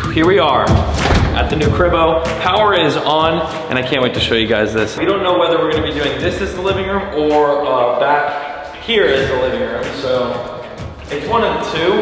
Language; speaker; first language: English; native; English